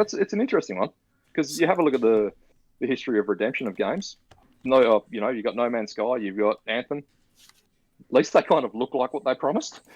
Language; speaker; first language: English; native; English